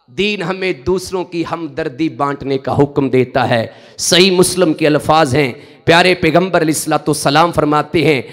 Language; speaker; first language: Urdu; non-native, local second language; Punjabi